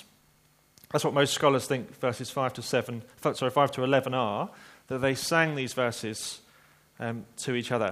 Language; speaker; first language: English; native; English